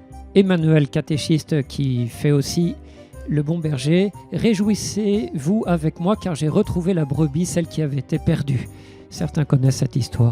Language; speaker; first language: French; native; French